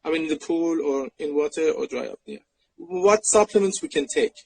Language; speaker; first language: English; non-native, fluent; Persian